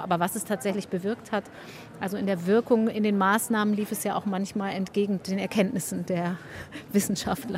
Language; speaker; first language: German; native; German